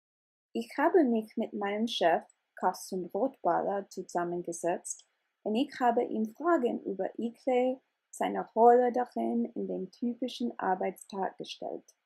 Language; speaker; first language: German; non-native, learner; English